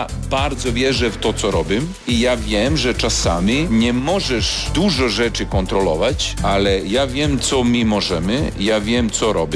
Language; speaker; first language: Polish; non-native, fluent; Serbian